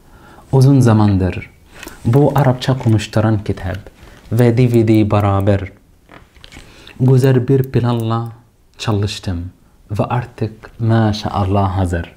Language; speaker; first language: Turkish; non-native, fluent; Arabic